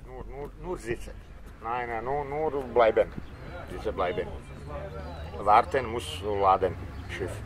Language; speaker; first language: German; non-native, learner; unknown